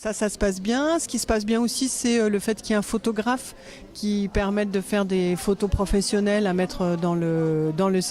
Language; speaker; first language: French; native; French